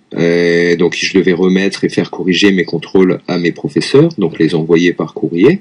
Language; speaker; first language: French; native; French